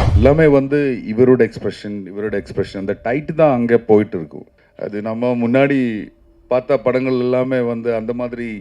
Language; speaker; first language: Tamil; non-native, learner; Malayalam